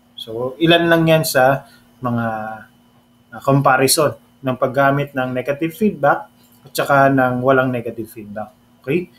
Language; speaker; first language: Filipino; native; Filipino